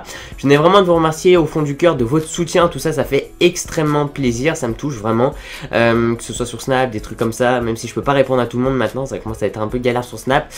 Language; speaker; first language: French; native; French